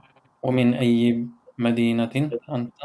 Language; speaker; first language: Arabic; non-native, learner; Norwegian